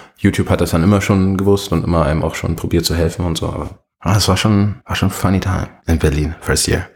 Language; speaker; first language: German; early bilingual, other home language; Arabic